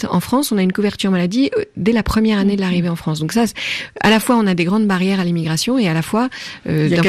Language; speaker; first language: French; native; French